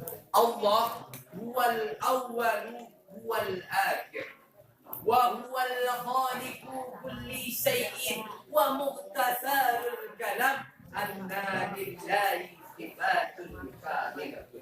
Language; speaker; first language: Arabic; non-native, learner; Indonesian